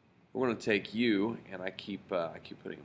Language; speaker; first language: English; native; English